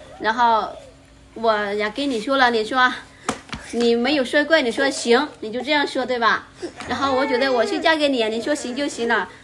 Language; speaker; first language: Chinese; non-native, fluent; Lao